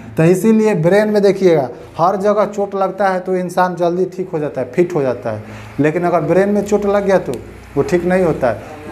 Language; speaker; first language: Hindi; native; Hindi